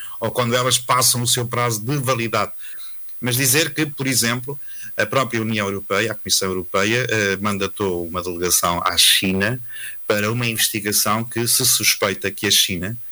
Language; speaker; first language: Portuguese; native; Portuguese